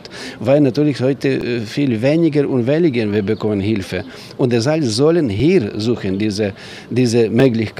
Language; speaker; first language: German; non-native, learner; Ukrainian